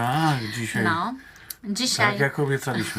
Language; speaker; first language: Polish; native; Polish